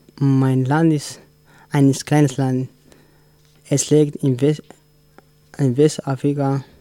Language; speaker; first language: German; non-native, learner; Tigrinya